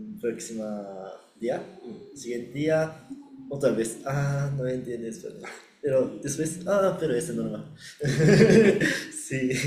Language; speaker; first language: Spanish; non-native, learner; Japanese